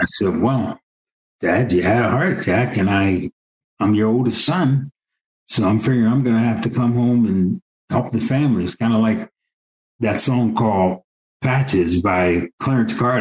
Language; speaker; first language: English; native; English